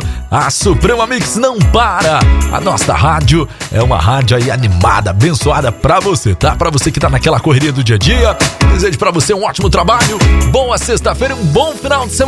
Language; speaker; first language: Portuguese; native; Portuguese